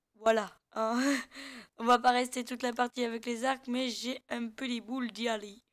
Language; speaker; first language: French; native; French